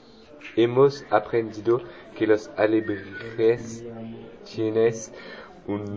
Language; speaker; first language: Spanish; non-native, learner; French